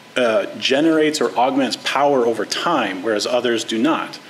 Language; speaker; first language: English; native; English